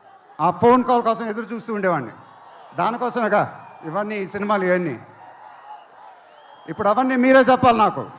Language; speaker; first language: Telugu; native; Telugu